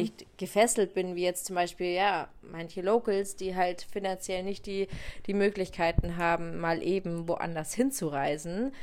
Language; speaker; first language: German; native; German